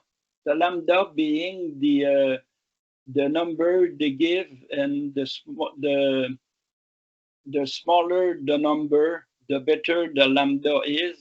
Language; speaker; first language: English; non-native, local second language; French